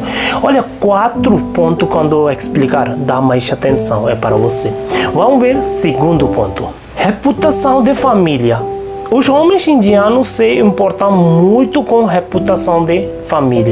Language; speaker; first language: Portuguese; non-native, local second language; Hindi